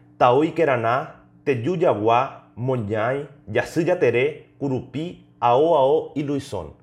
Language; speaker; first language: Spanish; native; Spanish